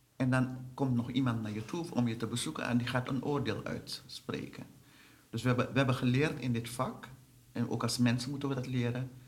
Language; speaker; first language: Dutch; native; Dutch